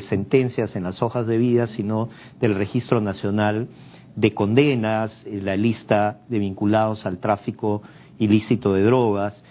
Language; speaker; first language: Spanish; native; Spanish